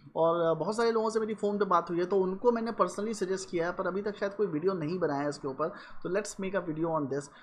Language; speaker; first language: Hindi; native; Hindi